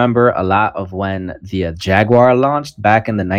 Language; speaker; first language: English; native; English